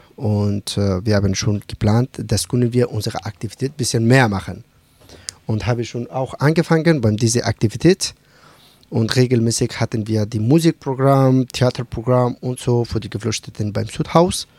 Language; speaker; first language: German; non-native, learner; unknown